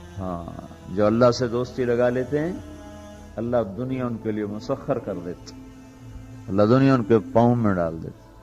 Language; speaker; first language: Urdu; non-native, local second language; Punjabi